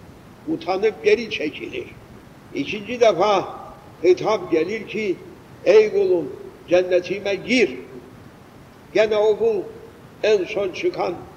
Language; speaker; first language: Turkish; native; Turkish